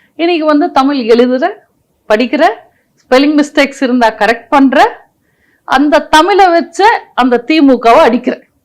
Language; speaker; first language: Tamil; non-native, local second language; Telugu